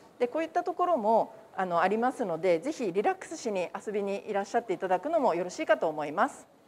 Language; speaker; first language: Japanese; native; Japanese